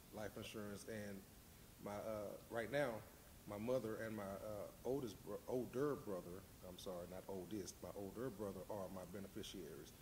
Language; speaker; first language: English; native; English